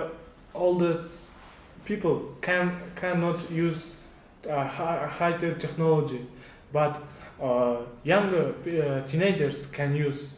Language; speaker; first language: English; non-native, learner; Kazakh